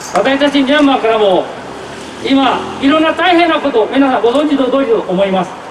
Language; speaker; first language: Japanese; non-native, fluent; Burmese